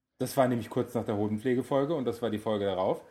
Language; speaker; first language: German; native; German